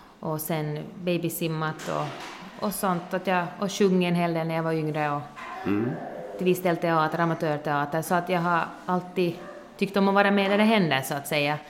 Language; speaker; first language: Swedish; native; Swedish